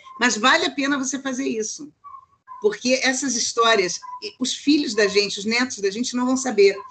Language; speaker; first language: Portuguese; native; Portuguese